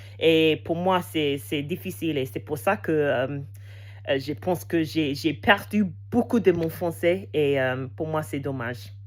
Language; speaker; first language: French; non-native, fluent; English